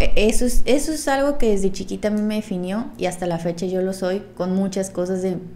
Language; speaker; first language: Spanish; native; Spanish